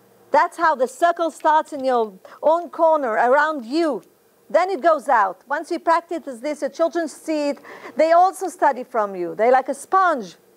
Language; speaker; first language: English; non-native, fluent; Hebrew